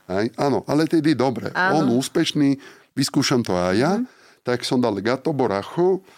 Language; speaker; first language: Slovak; non-native, fluent; Italian